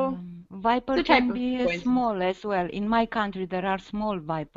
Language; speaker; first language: English; non-native, learner; Romanian